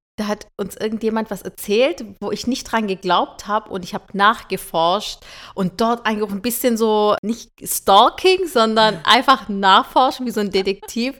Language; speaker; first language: German; early bilingual, other home language; Turkish